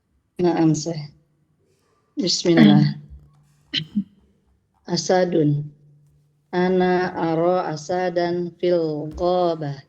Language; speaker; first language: Arabic; non-native, learner; Indonesian